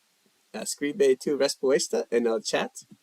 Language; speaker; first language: Spanish; non-native, learner; English